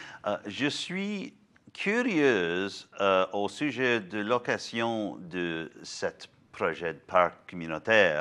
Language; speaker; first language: French; non-native, learner; English